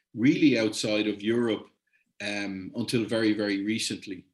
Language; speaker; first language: English; native; English